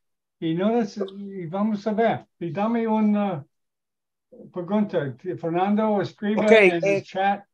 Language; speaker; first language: Spanish; non-native, learner; English